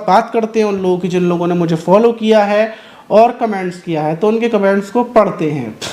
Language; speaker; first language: Hindi; native; Hindi